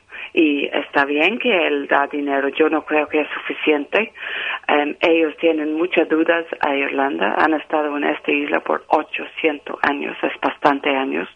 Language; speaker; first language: Spanish; non-native, fluent; English